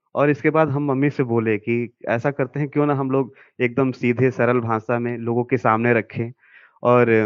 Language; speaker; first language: Hindi; native; Hindi